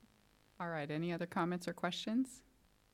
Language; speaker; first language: English; native; English